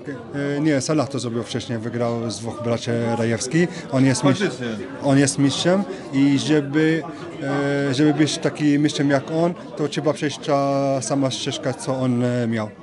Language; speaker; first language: Polish; non-native, fluent; French